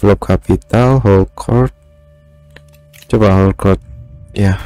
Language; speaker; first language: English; non-native, learner; Indonesian